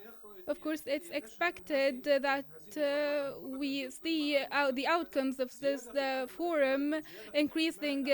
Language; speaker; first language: English; non-native, fluent; Arabic